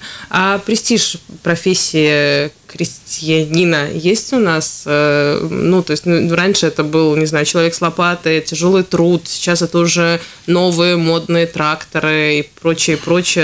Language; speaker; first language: Russian; native; Russian